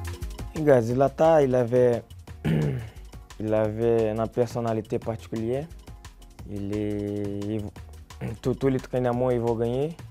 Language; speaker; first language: French; non-native, fluent; Portuguese